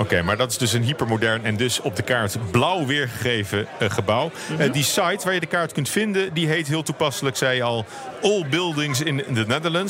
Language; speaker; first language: Dutch; native; Dutch